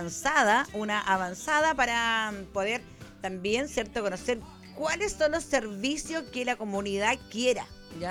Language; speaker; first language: Spanish; native; Spanish